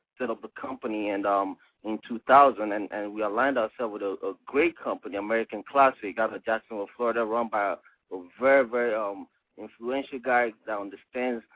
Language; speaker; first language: English; non-native, local second language; Igbo